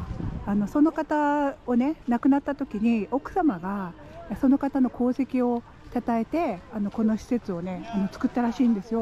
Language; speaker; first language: Japanese; native; Japanese